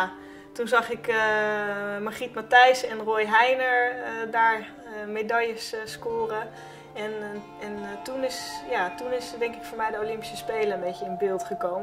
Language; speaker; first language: Dutch; native; Dutch